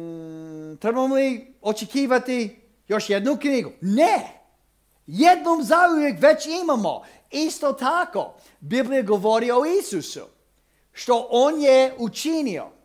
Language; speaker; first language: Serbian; non-native, fluent; English